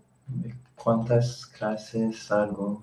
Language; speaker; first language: Spanish; non-native, fluent; French